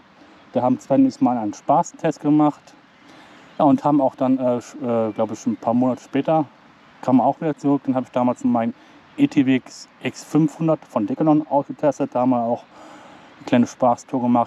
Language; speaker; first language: German; native; German